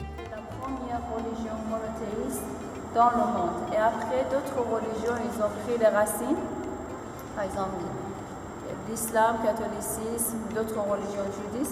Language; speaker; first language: French; non-native, fluent; Persian